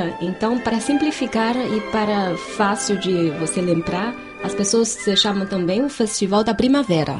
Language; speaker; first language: Portuguese; non-native, fluent; Chinese